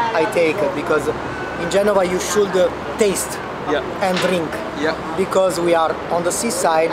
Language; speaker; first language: English; non-native, learner; Italian